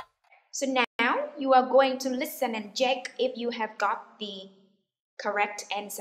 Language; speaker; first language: English; non-native, fluent; Vietnamese